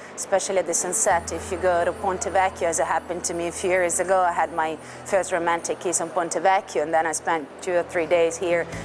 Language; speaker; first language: English; non-native, fluent; Italian